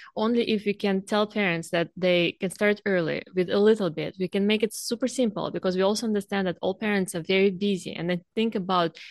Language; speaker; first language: English; non-native, fluent; Russian